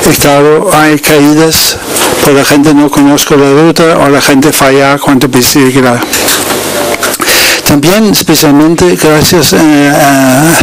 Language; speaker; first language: Spanish; non-native, learner; Danish